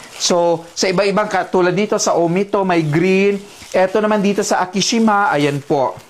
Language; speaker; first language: Filipino; native; Filipino